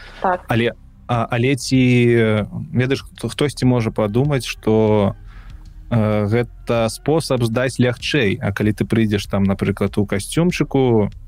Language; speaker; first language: Belarusian; non-native, local second language; Russian